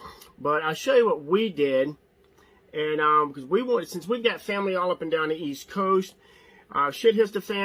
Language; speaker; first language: English; native; English